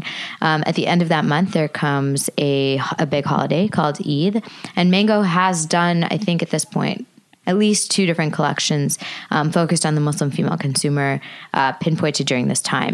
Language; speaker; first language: English; native; English